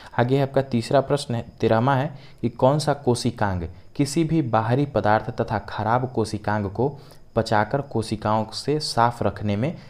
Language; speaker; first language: Hindi; native; Hindi